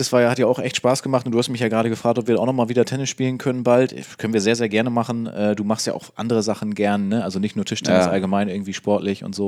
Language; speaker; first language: German; native; German